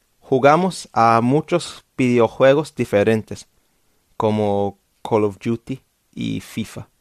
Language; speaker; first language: Spanish; non-native, fluent; English